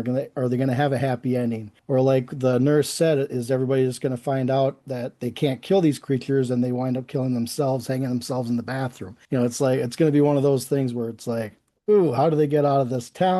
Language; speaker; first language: English; native; English